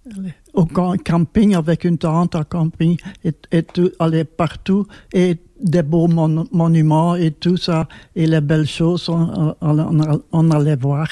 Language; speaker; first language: French; non-native, local second language; Dutch